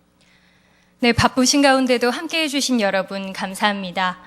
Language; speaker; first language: Korean; native; Korean